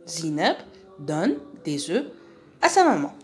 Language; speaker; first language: French; non-native, local second language; Arabic